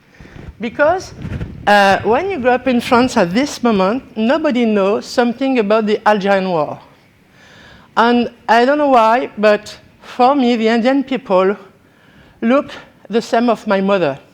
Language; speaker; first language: English; non-native, learner; French